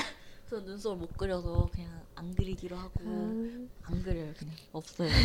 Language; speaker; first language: Korean; non-native, learner; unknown